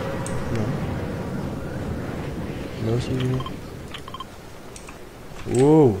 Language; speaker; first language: French; native; French